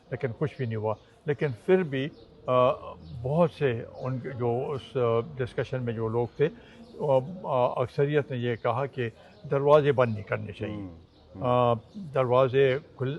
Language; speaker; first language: Urdu; non-native, local second language; Pashto